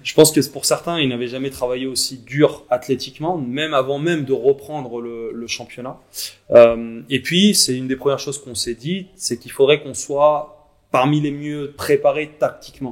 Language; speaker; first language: French; native; French